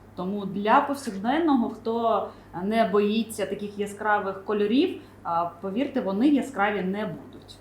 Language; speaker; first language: Ukrainian; non-native, local second language; Russian